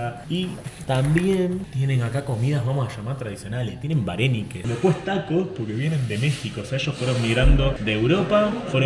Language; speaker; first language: Spanish; native; Spanish